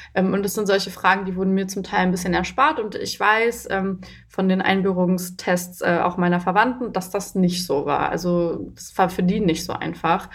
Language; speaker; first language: German; early bilingual, other home language; Persian